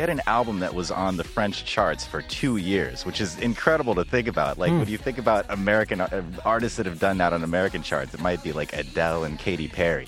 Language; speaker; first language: English; native; English